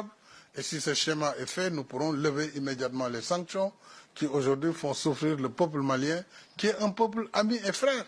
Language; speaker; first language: French; non-native, local second language; Wolof